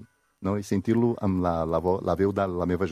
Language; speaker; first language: Catalan; non-native, fluent; Portuguese